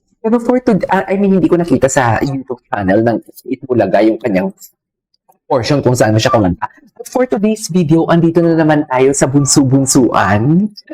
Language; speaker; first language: Filipino; non-native, local second language; Hiligaynon